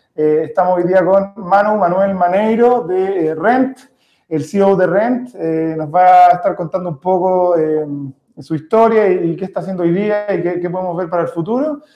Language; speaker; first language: Spanish; native; Spanish